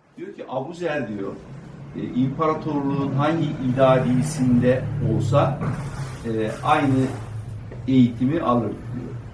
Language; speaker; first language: Turkish; native; Turkish